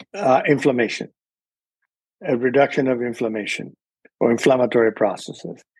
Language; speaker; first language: English; early bilingual, other home language; Spanish